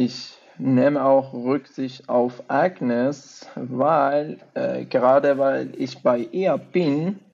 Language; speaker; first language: German; non-native, fluent; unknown